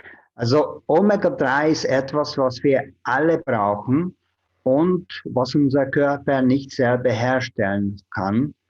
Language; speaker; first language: German; non-native, fluent; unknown